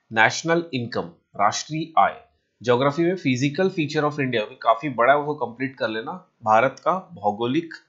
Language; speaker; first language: Hindi; native; Hindi